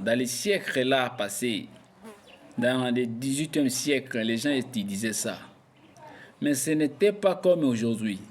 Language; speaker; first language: French; non-native, local second language; Lingala